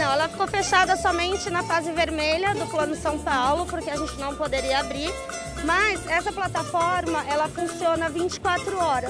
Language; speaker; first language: Portuguese; native; Portuguese